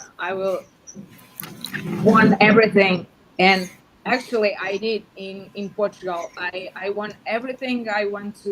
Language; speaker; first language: English; non-native, learner; Portuguese